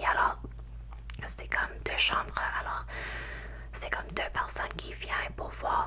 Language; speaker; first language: French; non-native, learner; English